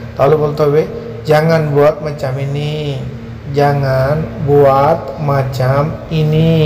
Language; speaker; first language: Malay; non-native, fluent; Bangla